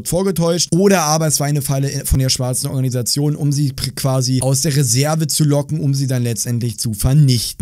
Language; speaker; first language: German; native; German